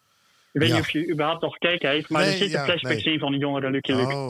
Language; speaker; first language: Dutch; native; Dutch